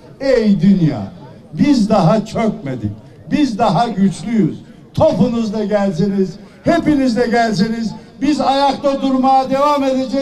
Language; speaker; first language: Turkish; native; Turkish